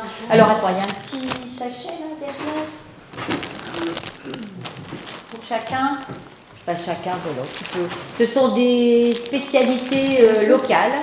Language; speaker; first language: French; native; French